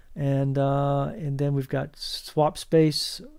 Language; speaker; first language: English; native; English